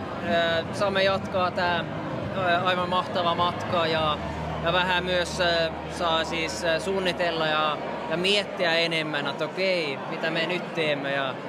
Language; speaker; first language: Finnish; non-native, local second language; Swedish